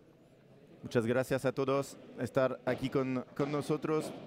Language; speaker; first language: Spanish; non-native, learner; French